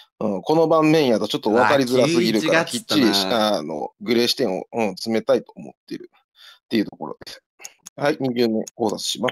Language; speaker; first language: Japanese; native; Japanese